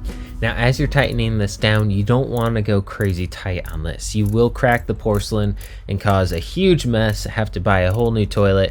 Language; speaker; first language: English; native; English